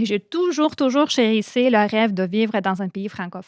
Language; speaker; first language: French; non-native, fluent; Ukrainian